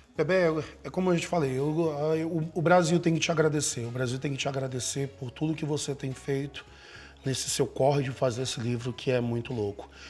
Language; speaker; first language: Portuguese; native; Portuguese